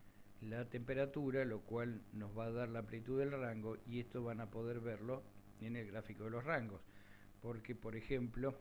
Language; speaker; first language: Spanish; native; Spanish